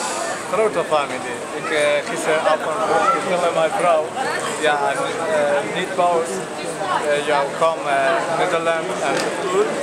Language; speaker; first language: Dutch; non-native, learner; Persian